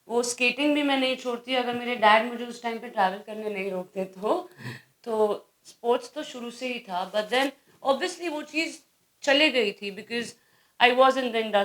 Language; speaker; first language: Hindi; native; Hindi